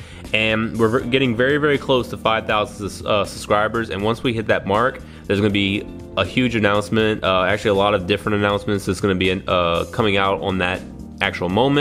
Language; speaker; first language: English; native; English